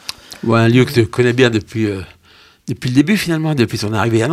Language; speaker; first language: French; native; French